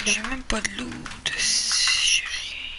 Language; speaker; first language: French; native; French